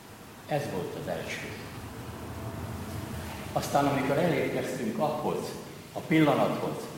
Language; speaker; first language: Hungarian; native; Hungarian